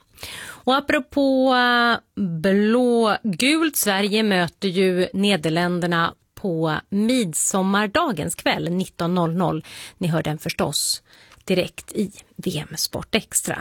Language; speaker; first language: Swedish; native; Swedish